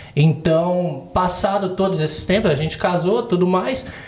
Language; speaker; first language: Portuguese; native; Portuguese